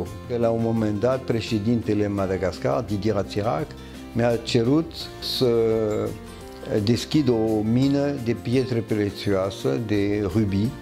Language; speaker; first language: Romanian; early bilingual, heritage; French